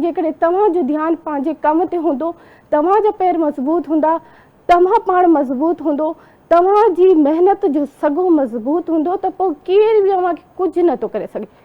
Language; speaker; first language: Sindhi; non-native, local second language; Urdu